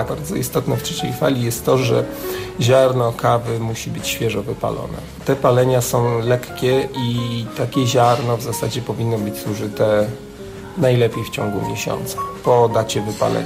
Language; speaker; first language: Polish; native; Polish